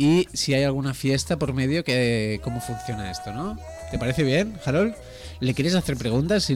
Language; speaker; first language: Spanish; native; Spanish